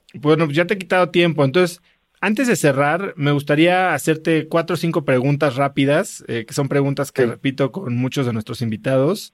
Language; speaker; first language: Spanish; native; Spanish